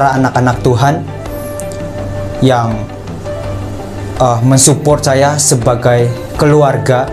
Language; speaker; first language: Indonesian; non-native, local second language; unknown